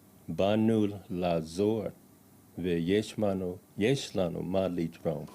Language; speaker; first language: Hebrew; non-native, fluent; English